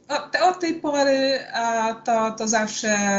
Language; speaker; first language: Polish; non-native, fluent; Hungarian